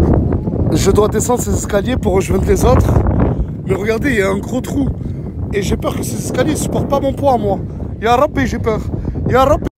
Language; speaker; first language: French; native; French